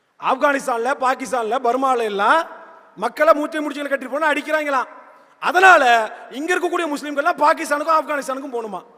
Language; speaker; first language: Tamil; native; Tamil